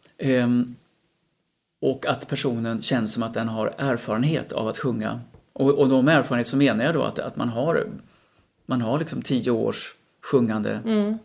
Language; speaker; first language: Swedish; native; Swedish